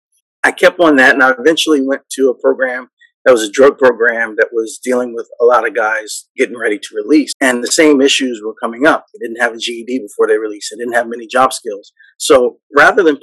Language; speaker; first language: English; native; English